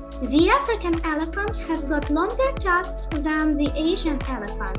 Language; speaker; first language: English; non-native, fluent; Ukrainian